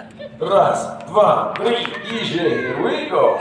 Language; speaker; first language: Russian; non-native, learner; Arabic